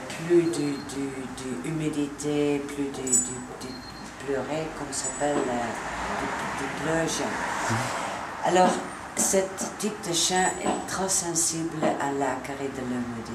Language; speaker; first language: French; non-native, learner; Italian